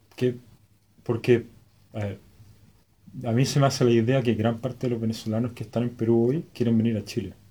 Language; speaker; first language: Spanish; native; Spanish